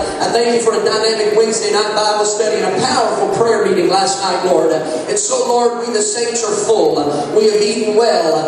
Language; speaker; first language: English; native; English